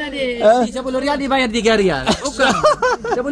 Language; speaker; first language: Indonesian; non-native, learner; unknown